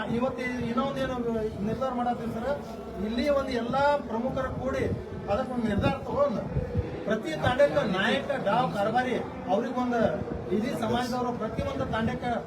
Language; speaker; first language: Kannada; non-native, local second language; Lambadi